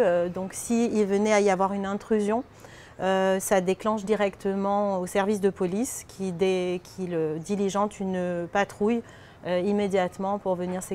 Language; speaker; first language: French; native; French